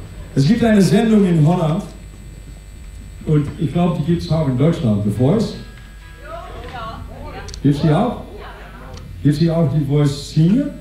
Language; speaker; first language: German; non-native, fluent; Dutch